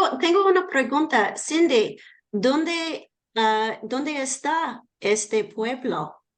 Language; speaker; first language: Spanish; non-native, learner; English